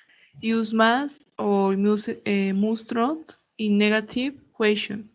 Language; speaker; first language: English; non-native, learner; Spanish